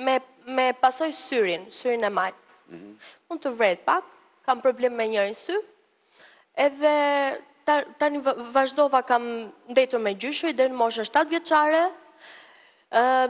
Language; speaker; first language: Albanian; early bilingual, heritage; Albanian